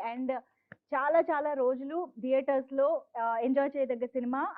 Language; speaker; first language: Telugu; native; Telugu